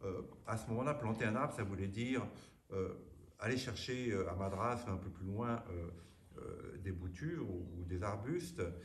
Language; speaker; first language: French; native; French